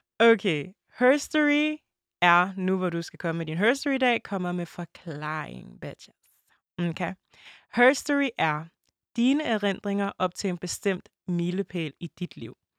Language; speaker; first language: Danish; early bilingual, other home language; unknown